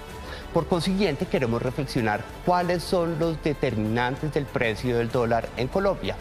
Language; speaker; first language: Spanish; native; Spanish